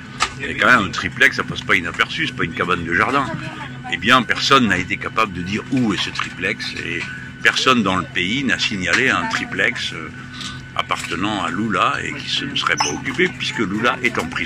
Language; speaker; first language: French; native; French